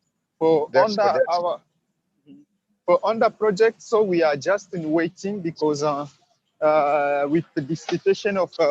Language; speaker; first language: English; non-native, learner; Swahili